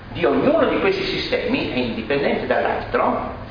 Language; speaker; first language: Italian; native; Italian